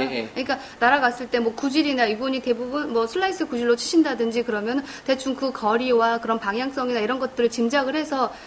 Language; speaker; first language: Korean; native; Korean